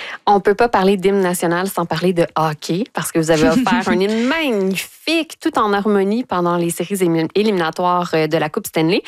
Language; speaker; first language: French; native; French